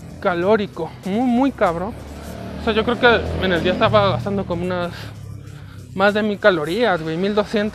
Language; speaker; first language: Spanish; native; Spanish